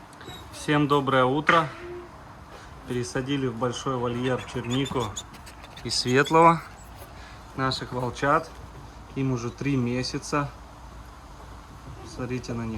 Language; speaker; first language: Russian; native; Russian